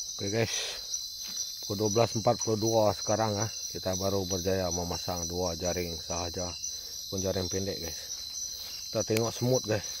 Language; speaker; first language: Malay; non-native, local second language; Iban